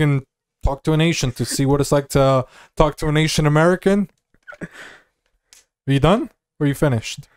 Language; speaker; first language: English; native; English